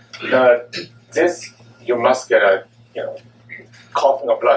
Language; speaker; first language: English; non-native, fluent; Chinese